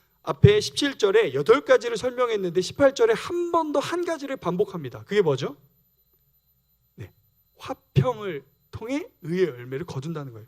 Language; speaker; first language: Korean; native; Korean